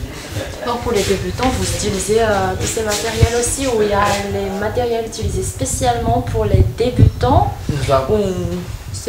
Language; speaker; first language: French; non-native, local second language; Malagasy